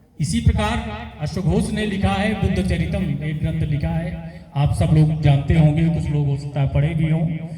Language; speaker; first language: Hindi; native; Hindi